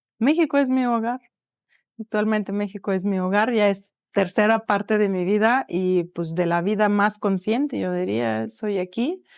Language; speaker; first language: Spanish; non-native, fluent; Ukrainian